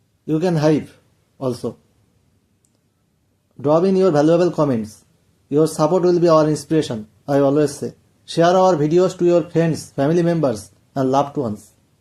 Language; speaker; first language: English; non-native, local second language; Bangla